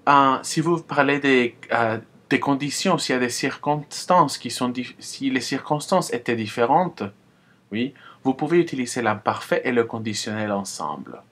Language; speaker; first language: French; non-native, fluent; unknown